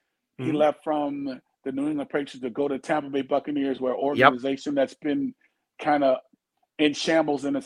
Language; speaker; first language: English; native; English